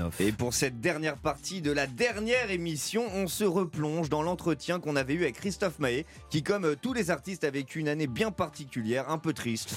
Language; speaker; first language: French; native; French